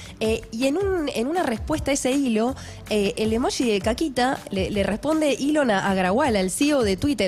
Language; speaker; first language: Spanish; native; Spanish